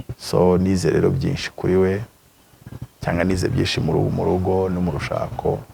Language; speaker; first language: Kinyarwanda; native; Kinyarwanda